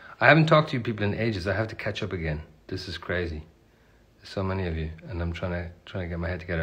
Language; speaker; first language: English; native; English